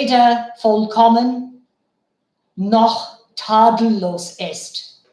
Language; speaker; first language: German; non-native, fluent; Bangla